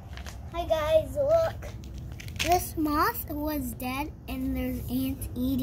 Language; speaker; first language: English; early bilingual, other home language; Russian